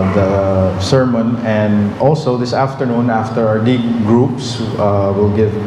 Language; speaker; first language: English; non-native, local second language; Filipino